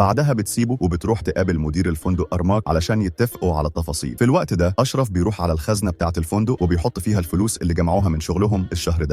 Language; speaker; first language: Arabic; native; Arabic